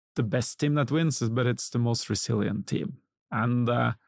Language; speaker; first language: English; non-native, fluent; Norwegian